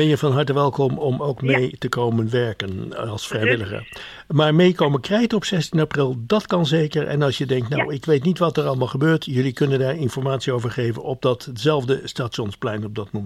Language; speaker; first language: Dutch; native; Dutch